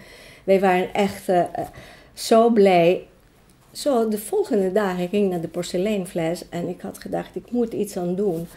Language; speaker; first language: Dutch; non-native, fluent; Greek